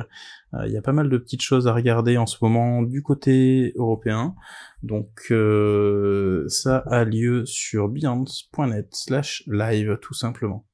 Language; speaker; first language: French; native; French